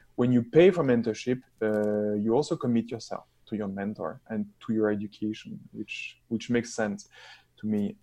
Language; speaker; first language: English; non-native, fluent; French